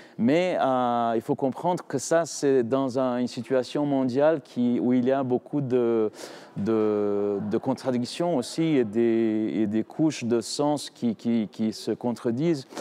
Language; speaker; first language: French; non-native, fluent; Portuguese